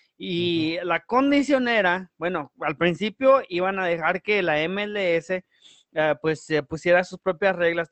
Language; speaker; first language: Spanish; early bilingual, heritage; Spanish